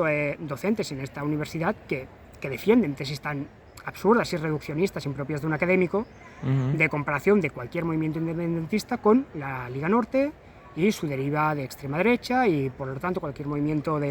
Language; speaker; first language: Spanish; native; Spanish